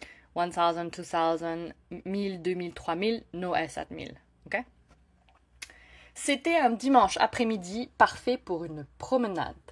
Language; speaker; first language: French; native; French